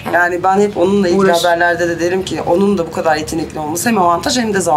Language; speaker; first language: Turkish; native; Turkish